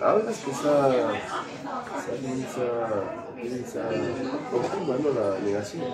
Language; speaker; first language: French; non-native, fluent; Spanish